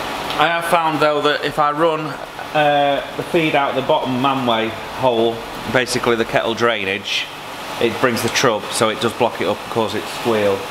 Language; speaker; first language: English; native; English